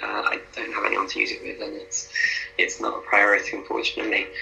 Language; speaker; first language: English; native; English